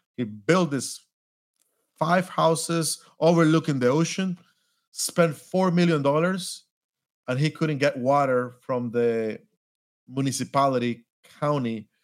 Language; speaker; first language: English; non-native, fluent; Spanish